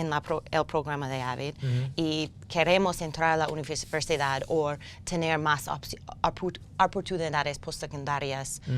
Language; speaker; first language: Spanish; non-native, learner; English